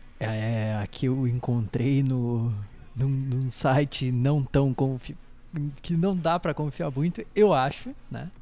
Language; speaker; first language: Portuguese; native; Portuguese